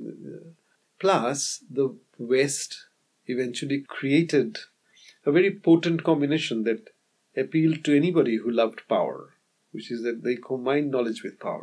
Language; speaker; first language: English; non-native, local second language; Bangla